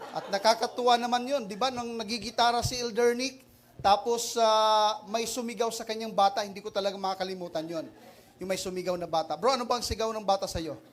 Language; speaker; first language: Filipino; non-native, local second language; Waray